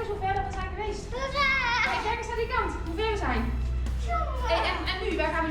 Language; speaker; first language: Dutch; native; Dutch